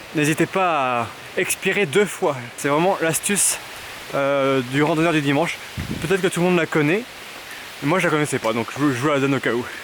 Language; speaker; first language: French; native; French